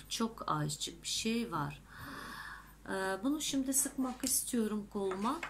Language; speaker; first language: Turkish; non-native, fluent; Russian